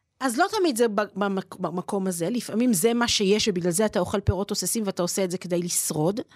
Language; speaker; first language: Hebrew; native; Hebrew